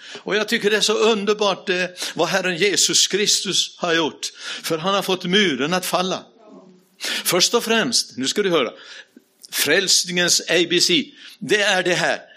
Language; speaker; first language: Swedish; native; Swedish